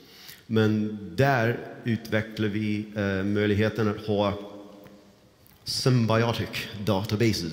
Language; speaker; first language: Swedish; non-native, fluent; English